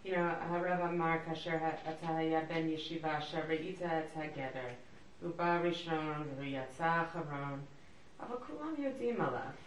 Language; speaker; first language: Hebrew; non-native, learner; English